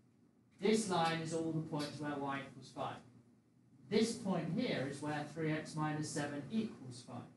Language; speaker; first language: English; native; English